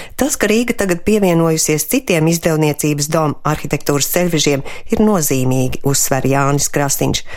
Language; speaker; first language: Latvian; native; Latvian